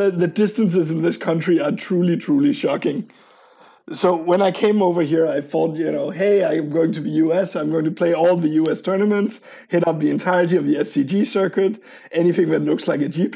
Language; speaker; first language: English; non-native, fluent; Danish